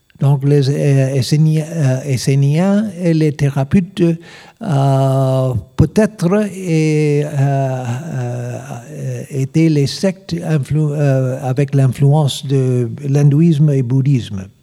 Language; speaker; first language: French; non-native, learner; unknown